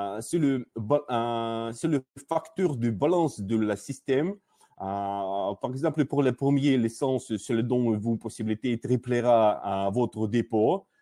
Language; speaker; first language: French; non-native, learner; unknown